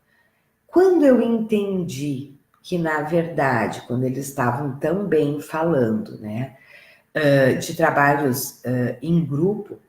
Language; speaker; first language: Portuguese; native; Portuguese